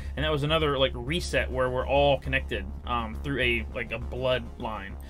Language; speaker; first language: English; native; English